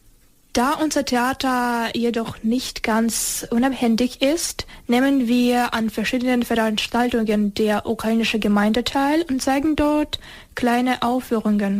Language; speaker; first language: German; non-native, fluent; Ukrainian